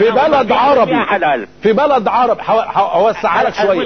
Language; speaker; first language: Arabic; native; Arabic